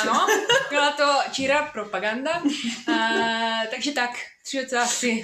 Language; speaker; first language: Czech; non-native, fluent; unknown